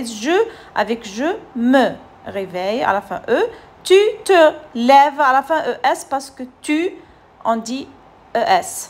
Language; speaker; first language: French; non-native, fluent; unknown